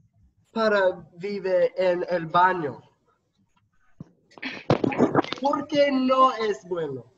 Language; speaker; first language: Spanish; non-native, learner; English